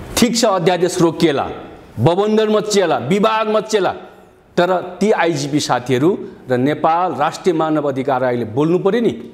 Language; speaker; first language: Nepali; non-native, local second language; Dangaura Tharu